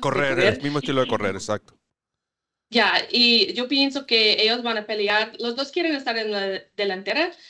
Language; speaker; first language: Spanish; non-native, learner; English